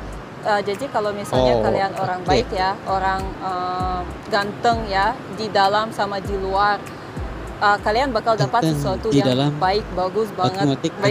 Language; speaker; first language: Indonesian; non-native, fluent; Russian